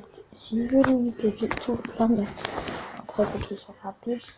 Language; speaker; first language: French; native; French